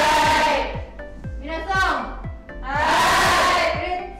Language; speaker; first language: Japanese; non-native, learner; Indonesian